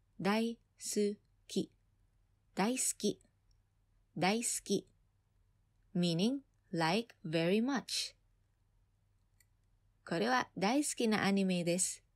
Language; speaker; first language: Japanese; non-native, fluent; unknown